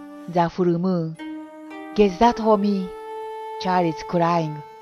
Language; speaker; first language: English; non-native, fluent; Japanese